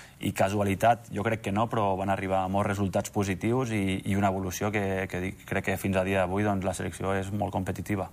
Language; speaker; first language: Catalan; native; Catalan